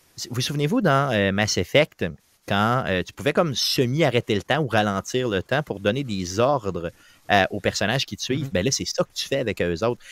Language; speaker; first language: French; native; French